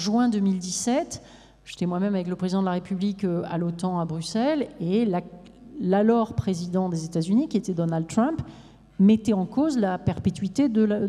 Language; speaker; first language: French; native; French